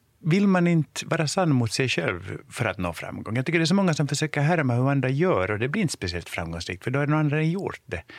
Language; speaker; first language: Swedish; native; Swedish